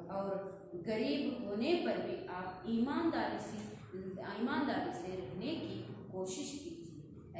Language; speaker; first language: Hindi; non-native, local second language; Kannada